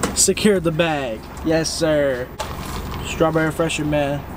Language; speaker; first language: English; native; English